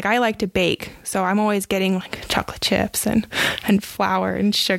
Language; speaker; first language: English; native; English